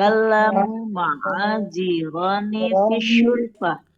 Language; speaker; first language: Arabic; non-native, learner; Indonesian